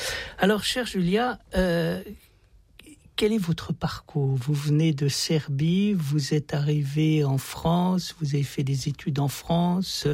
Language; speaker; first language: French; native; French